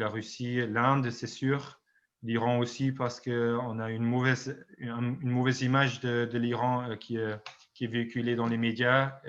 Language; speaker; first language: French; non-native, fluent; German